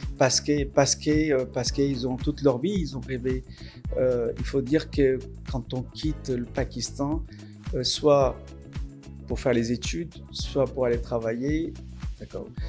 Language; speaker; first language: French; non-native, fluent; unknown